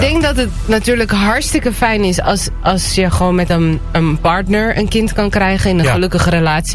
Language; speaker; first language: Dutch; native; Dutch